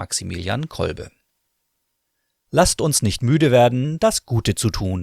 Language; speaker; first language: German; native; German